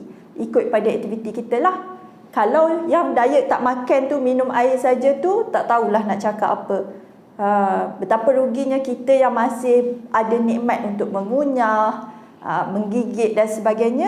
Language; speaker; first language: Malay; native; Malay